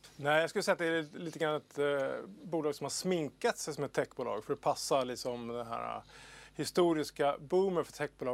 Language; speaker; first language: Swedish; native; Swedish